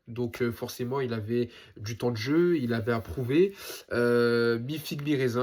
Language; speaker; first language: French; native; French